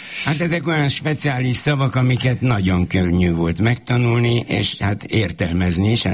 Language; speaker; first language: Hungarian; native; Hungarian